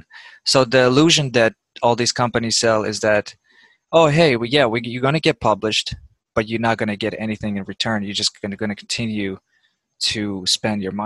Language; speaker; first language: English; early bilingual, other home language; Russian